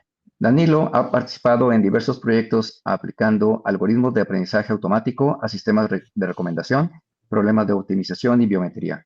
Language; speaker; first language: Spanish; native; Spanish